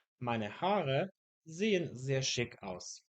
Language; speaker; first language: German; non-native, fluent; Polish